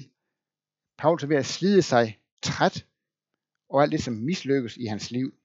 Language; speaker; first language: Danish; native; Danish